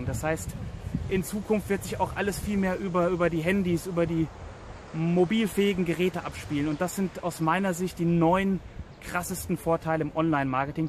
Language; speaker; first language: German; native; German